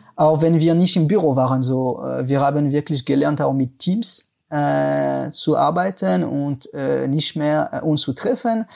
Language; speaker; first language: German; non-native, fluent; French